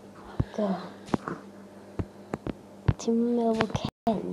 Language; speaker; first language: Welsh; native; Welsh